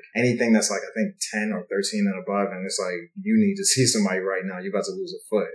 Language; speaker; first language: English; native; English